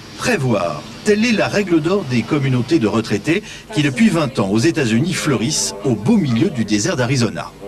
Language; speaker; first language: French; native; French